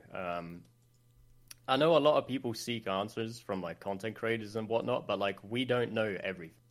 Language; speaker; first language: English; non-native, fluent; Swedish